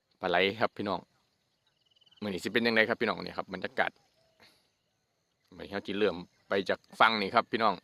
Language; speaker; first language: Thai; non-native, local second language; Northeastern Thai